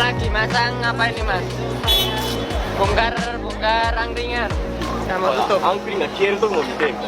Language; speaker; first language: Indonesian; non-native, learner; Japanese